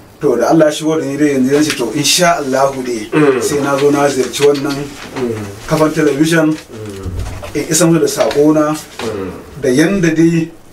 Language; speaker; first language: Hausa; non-native, local second language; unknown